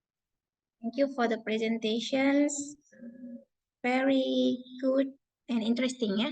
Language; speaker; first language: English; non-native, fluent; Indonesian